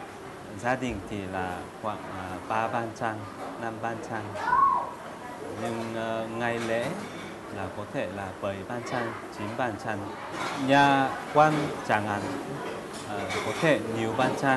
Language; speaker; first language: Vietnamese; non-native, fluent; Korean